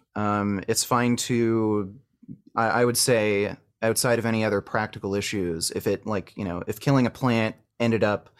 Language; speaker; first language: English; native; English